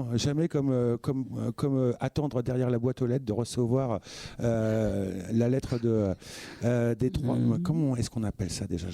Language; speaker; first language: French; native; French